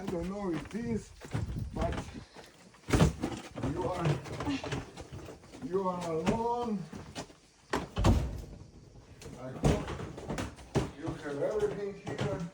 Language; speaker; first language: English; non-native, learner; Croatian